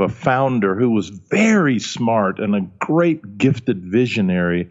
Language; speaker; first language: English; early bilingual, other home language; German